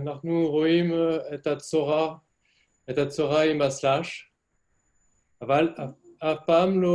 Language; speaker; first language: Hebrew; non-native, learner; French